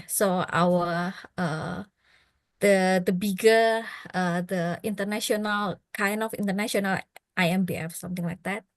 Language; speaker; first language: English; non-native, fluent; Indonesian